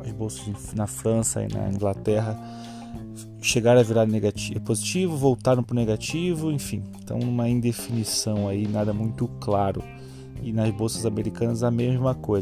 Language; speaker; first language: Portuguese; native; Portuguese